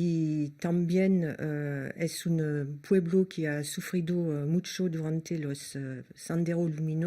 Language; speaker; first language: Spanish; non-native, fluent; French